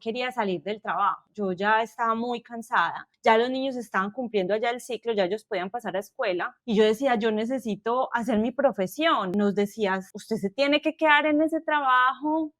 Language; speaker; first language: Spanish; native; Spanish